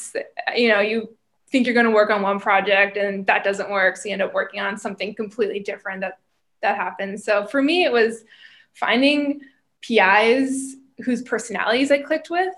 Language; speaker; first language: English; native; English